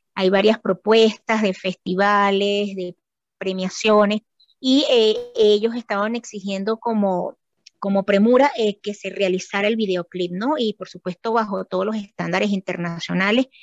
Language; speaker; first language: Spanish; native; Spanish